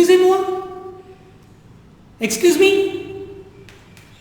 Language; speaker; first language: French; non-native, fluent; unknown